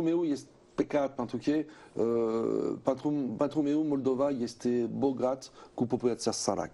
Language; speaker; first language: Romanian; non-native, learner; French